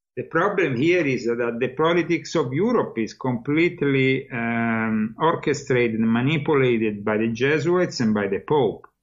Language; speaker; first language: English; non-native, fluent; Italian